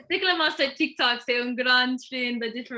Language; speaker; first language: French; non-native, learner; English